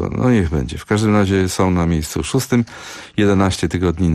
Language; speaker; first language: Polish; native; Polish